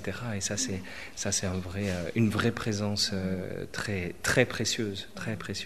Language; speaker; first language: French; native; French